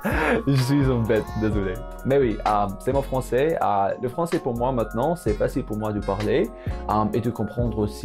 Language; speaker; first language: French; non-native, learner; English